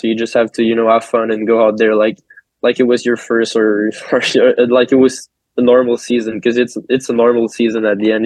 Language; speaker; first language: English; native; English